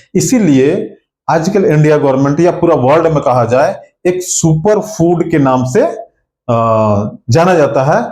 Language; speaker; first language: Hindi; non-native, local second language; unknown